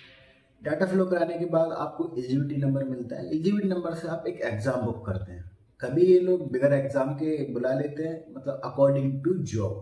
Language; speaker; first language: Hindi; native; Hindi